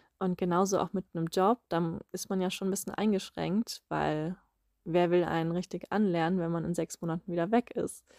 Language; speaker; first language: German; native; German